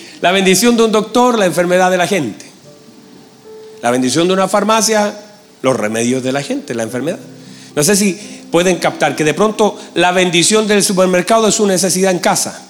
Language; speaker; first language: Spanish; native; Spanish